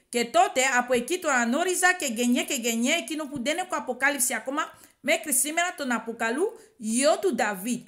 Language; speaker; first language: Greek; non-native, learner; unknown